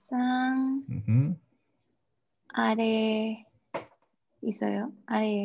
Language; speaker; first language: Korean; non-native, learner; Spanish